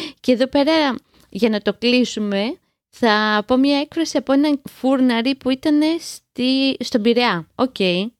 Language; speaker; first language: Greek; native; Greek